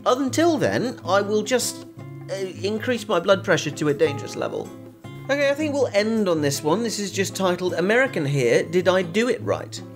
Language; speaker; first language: English; native; English